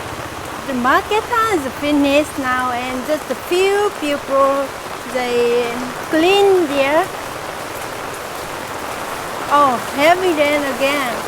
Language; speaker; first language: English; non-native, learner; Vietnamese